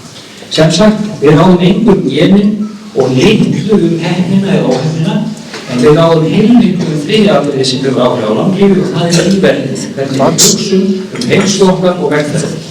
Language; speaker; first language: Icelandic; native; Icelandic